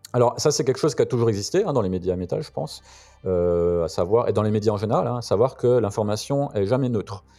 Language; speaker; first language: French; native; French